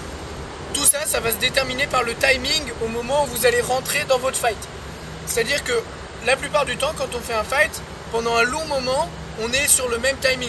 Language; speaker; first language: French; native; French